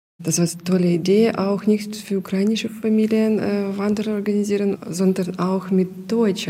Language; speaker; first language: German; non-native, learner; Ukrainian